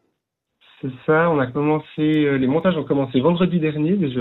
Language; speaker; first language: French; native; French